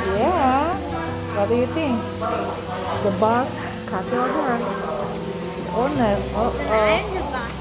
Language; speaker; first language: English; non-native, fluent; Indonesian